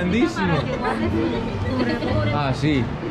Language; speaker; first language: Spanish; non-native, learner; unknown